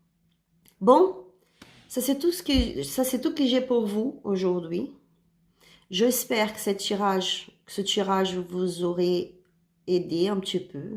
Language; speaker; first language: French; non-native, learner; Spanish